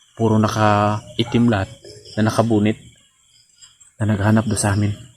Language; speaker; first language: Filipino; non-native, local second language; Cebuano